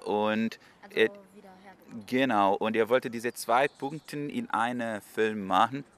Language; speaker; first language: German; non-native, learner; Portuguese